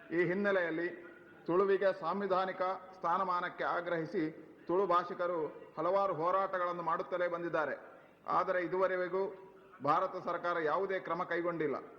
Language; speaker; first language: Kannada; non-native, local second language; Tulu